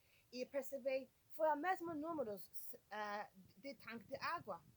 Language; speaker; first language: Portuguese; non-native, learner; English